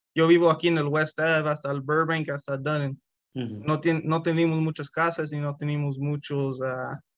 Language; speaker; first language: Spanish; early bilingual, heritage; Spanish